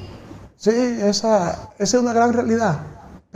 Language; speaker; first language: Spanish; native; Spanish